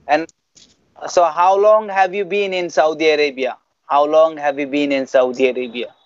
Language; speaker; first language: English; non-native, fluent; Bangla